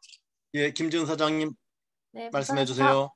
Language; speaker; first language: Korean; native; Korean